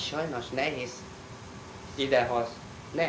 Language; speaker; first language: Hungarian; non-native, learner; Chinese